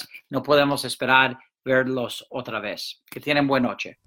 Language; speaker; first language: Spanish; non-native, fluent; English